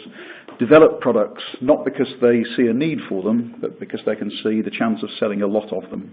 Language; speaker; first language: English; native; English